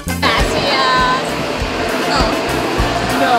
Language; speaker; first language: Spanish; non-native, learner; English